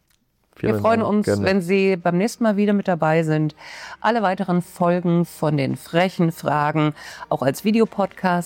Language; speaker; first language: German; native; German